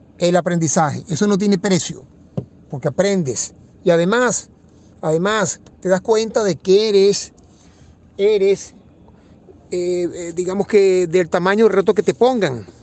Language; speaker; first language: Spanish; native; Spanish